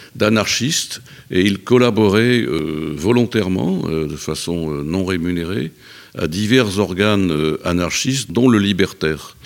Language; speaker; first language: French; native; French